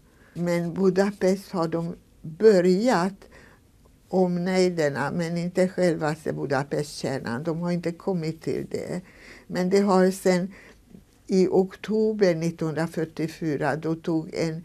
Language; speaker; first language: Swedish; non-native, fluent; Hungarian